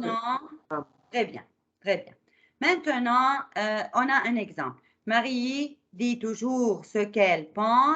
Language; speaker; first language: French; non-native, fluent; Arabic